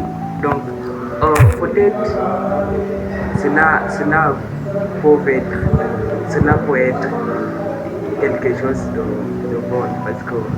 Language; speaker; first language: French; non-native, learner; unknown